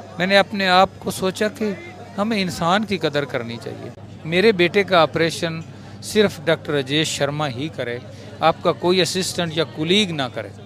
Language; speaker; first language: Urdu; non-native, local second language; Punjabi